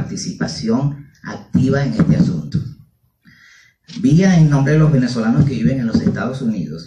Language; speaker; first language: Spanish; native; Spanish